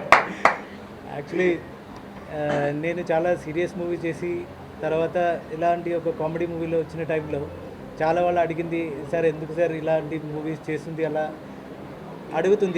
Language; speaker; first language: Telugu; non-native, fluent; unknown